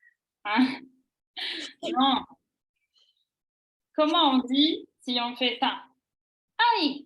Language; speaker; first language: French; native; French